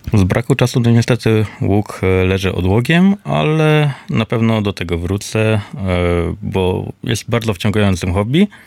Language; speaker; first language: Polish; native; Polish